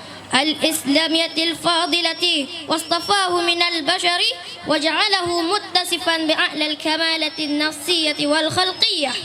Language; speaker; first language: Arabic; non-native, learner; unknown